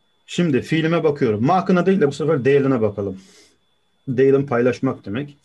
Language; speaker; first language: Turkish; native; Turkish